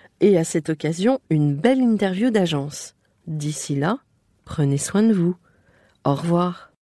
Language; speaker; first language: French; native; French